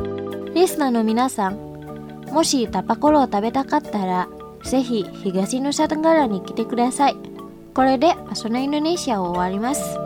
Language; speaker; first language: Japanese; non-native, fluent; Indonesian